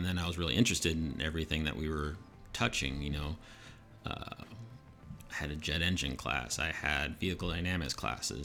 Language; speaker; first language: English; native; English